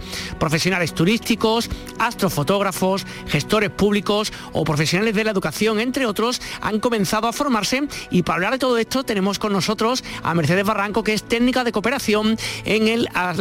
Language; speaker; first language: Spanish; native; Spanish